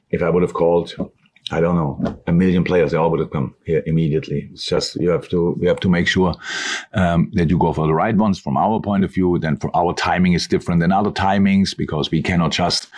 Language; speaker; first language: English; non-native, fluent; German